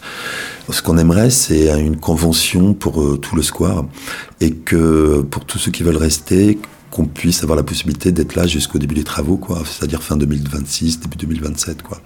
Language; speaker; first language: French; native; French